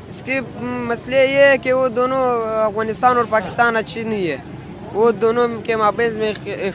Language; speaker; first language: Hindi; non-native, learner; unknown